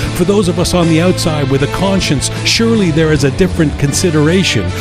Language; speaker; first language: English; native; English